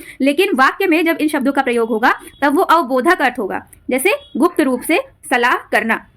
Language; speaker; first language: Hindi; native; Hindi